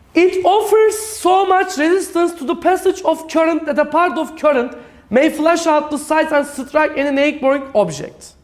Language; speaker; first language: English; non-native, fluent; Turkish